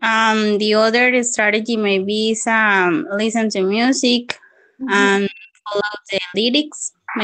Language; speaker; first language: English; non-native, learner; Spanish